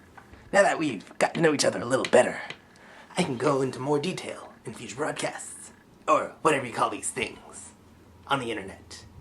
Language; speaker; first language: English; native; English